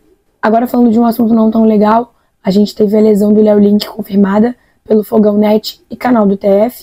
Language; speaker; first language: Portuguese; native; Portuguese